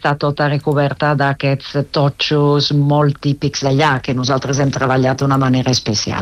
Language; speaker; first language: Catalan; non-native, fluent; Italian